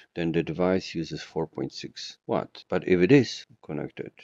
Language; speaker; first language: English; non-native, fluent; Polish